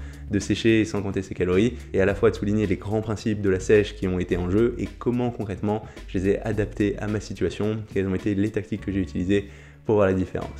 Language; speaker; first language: French; native; French